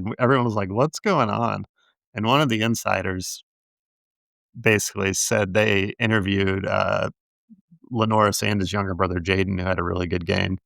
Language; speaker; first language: English; native; English